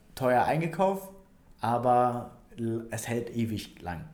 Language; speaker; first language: German; non-native, fluent; Vietnamese